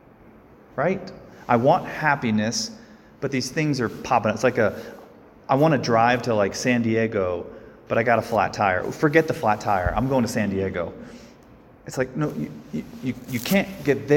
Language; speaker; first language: English; native; English